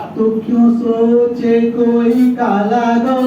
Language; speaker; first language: Hindi; native; Hindi